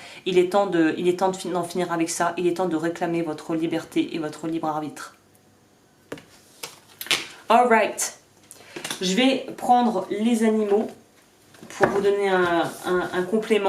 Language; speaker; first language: French; native; French